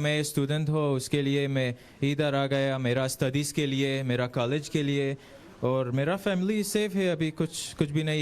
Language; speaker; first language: Hindi; non-native, learner; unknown